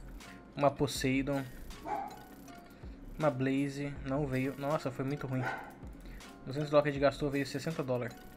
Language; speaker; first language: Portuguese; native; Portuguese